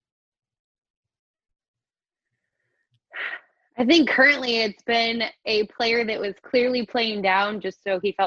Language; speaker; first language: English; native; English